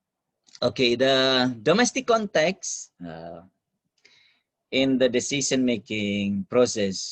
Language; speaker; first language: English; non-native, fluent; Indonesian